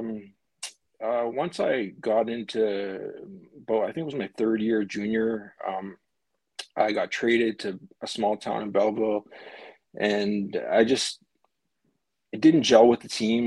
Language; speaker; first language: English; native; English